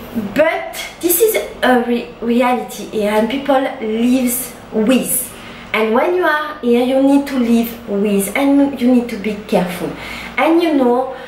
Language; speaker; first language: English; non-native, learner; French